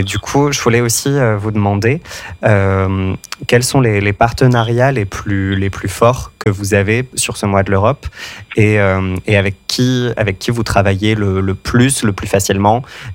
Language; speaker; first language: French; native; French